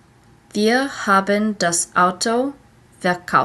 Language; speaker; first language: German; non-native, learner; English